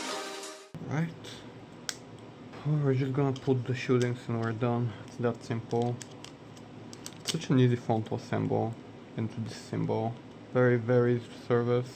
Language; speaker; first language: English; non-native, fluent; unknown